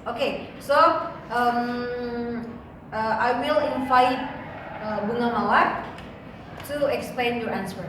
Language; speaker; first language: English; non-native, learner; Indonesian